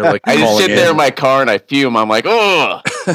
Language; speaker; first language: English; native; English